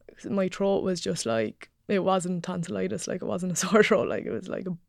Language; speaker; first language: English; native; English